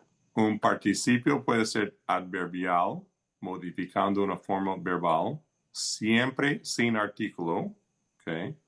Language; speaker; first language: Spanish; early bilingual, heritage; Spanish